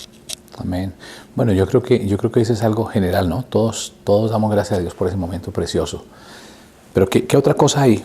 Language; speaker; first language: Spanish; native; Spanish